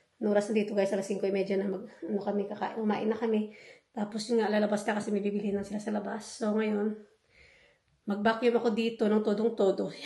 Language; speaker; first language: Filipino; non-native, local second language; Hiligaynon